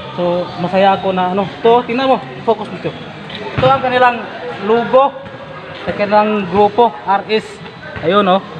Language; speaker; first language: Filipino; non-native, local second language; Cebuano